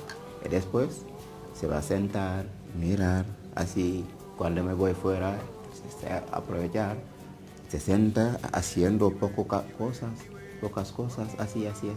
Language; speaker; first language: Spanish; non-native, learner; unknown